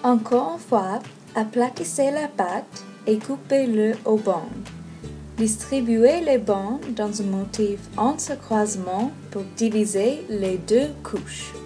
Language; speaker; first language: French; non-native, learner; English